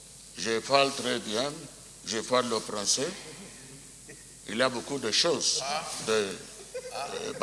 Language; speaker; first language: French; non-native, learner; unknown